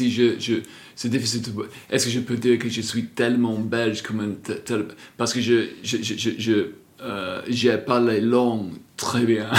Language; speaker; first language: French; non-native, fluent; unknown